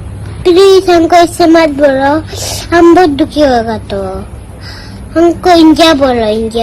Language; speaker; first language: Hindi; non-native, local second language; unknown